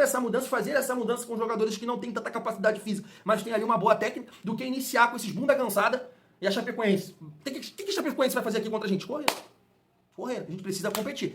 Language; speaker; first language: Portuguese; native; Portuguese